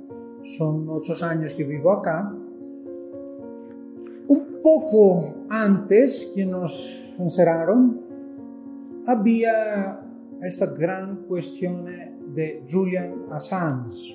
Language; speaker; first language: Spanish; non-native, fluent; Greek